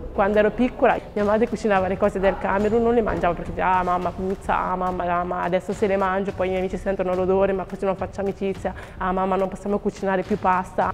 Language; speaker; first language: Italian; early bilingual, other home language; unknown